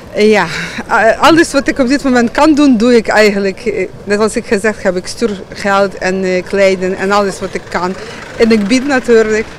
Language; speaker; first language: Dutch; non-native, fluent; Ukrainian